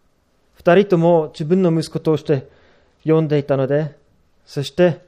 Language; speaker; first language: Japanese; non-native, fluent; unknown